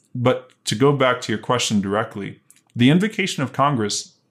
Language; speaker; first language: English; native; English